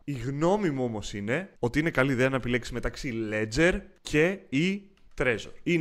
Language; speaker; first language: Greek; native; Greek